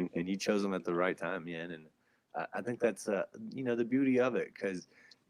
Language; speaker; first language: English; native; English